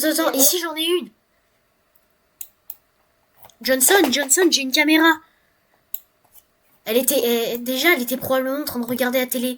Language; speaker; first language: French; native; French